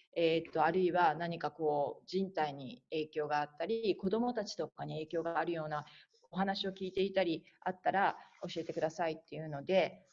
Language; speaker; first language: Japanese; native; Japanese